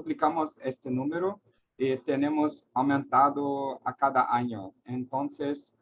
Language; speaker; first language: Spanish; non-native, learner; Portuguese